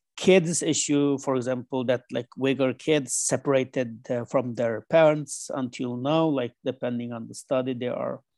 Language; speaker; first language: English; non-native, learner; Chinese